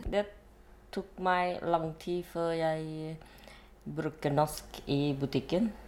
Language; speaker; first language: Norwegian; non-native, learner; Vietnamese